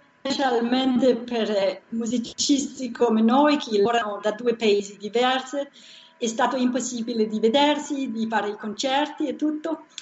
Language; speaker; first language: Italian; non-native, fluent; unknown